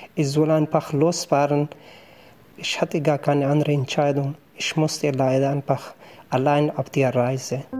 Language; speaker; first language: German; non-native, fluent; Persian